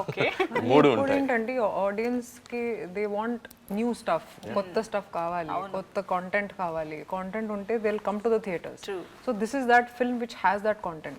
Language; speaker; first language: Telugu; non-native, learner; Hindi